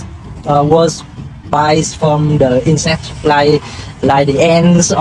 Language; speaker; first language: English; non-native, learner; Vietnamese